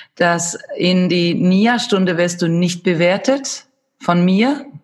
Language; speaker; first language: German; non-native, fluent; Swedish